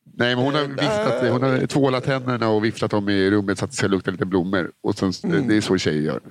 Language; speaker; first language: Swedish; native; Swedish